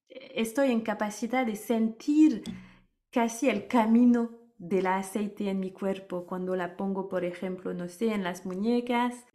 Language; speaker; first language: Spanish; non-native, fluent; French